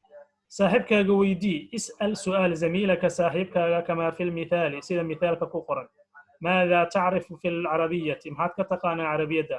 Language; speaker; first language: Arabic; non-native, fluent; Somali